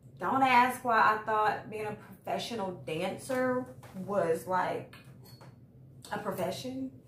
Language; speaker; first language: English; native; English